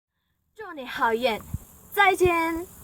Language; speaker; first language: Chinese; non-native, learner; Mongolian